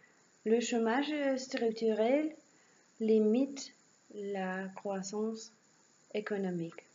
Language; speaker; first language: French; non-native, learner; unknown